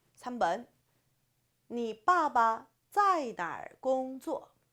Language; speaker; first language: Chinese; non-native, fluent; Korean